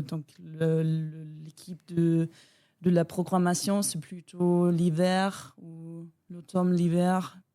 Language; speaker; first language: French; non-native, learner; German